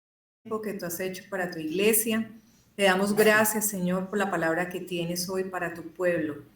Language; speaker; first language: Spanish; native; Spanish